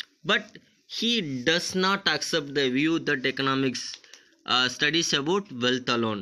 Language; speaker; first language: English; non-native, local second language; Tamil